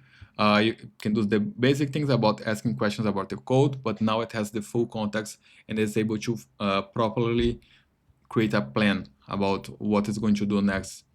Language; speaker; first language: English; non-native, fluent; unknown